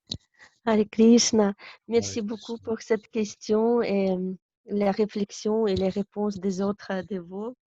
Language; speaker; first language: French; non-native, fluent; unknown